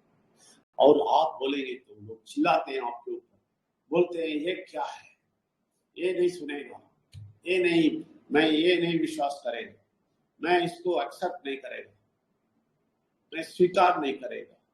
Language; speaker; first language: Hindi; non-native, local second language; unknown